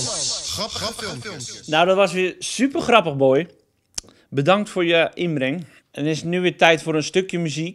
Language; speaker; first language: Dutch; native; Dutch